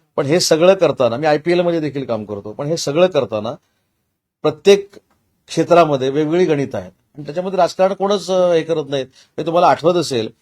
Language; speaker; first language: Marathi; native; Marathi